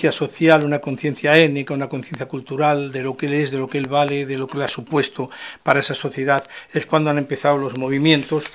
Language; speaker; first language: Spanish; native; Spanish